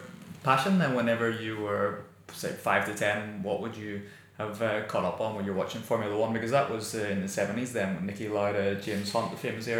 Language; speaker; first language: English; native; English